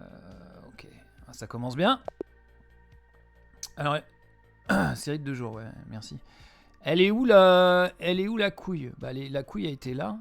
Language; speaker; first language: French; native; French